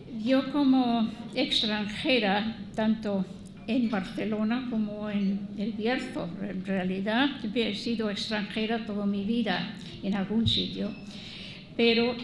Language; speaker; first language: Spanish; non-native, fluent; English